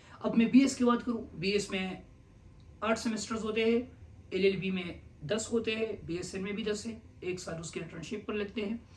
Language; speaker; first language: Urdu; non-native, local second language; Pashto